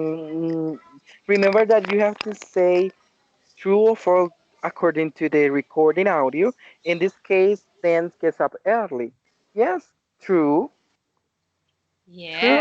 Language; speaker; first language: English; non-native, learner; Spanish